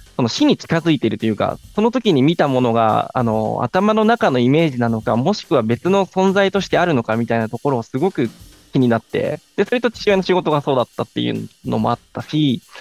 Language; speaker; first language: Japanese; native; Japanese